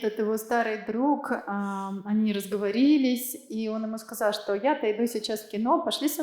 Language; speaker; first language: Russian; native; Russian